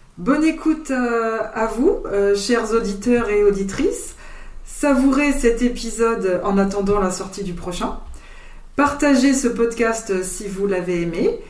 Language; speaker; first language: French; native; French